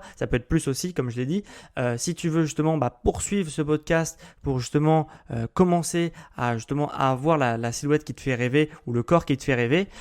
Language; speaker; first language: French; native; French